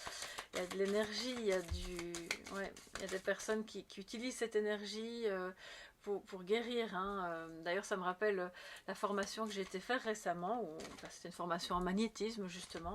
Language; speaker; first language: French; native; French